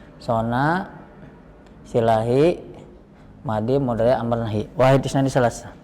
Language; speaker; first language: Arabic; non-native, fluent; Indonesian